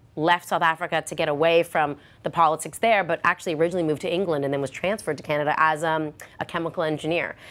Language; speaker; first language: English; native; English